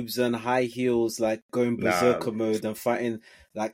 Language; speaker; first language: English; native; English